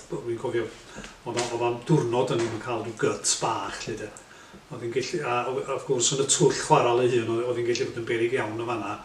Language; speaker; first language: Welsh; native; Welsh